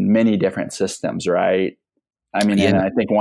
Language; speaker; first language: English; native; English